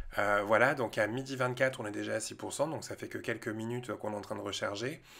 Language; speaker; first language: French; native; French